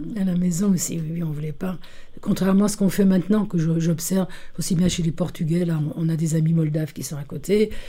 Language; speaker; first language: French; early bilingual, other home language; Italian